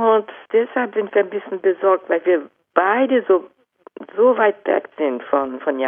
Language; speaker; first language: German; non-native, fluent; Japanese